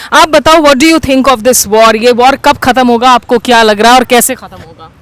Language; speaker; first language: Hindi; native; Hindi